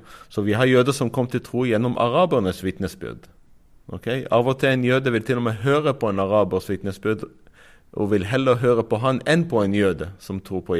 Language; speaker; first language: Norwegian; non-native, fluent; Arabic